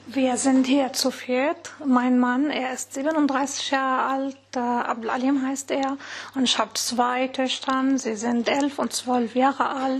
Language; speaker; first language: German; non-native, fluent; Arabic